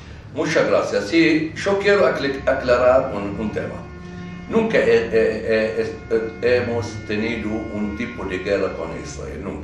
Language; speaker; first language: Spanish; non-native, fluent; Arabic